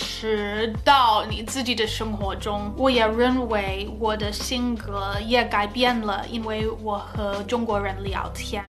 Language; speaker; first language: Chinese; non-native, fluent; English